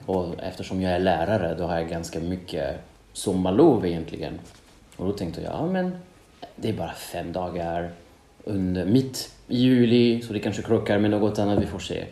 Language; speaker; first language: Swedish; non-native, fluent; French